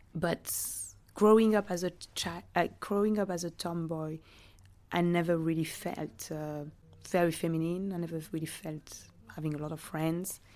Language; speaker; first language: English; non-native, fluent; French